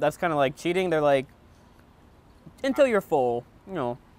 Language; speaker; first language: English; native; English